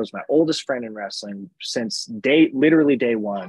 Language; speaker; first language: English; native; English